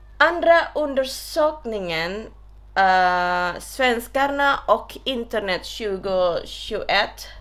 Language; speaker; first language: Swedish; non-native, learner; Indonesian